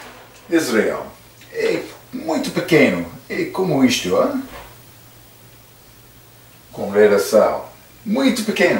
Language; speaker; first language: Portuguese; non-native, fluent; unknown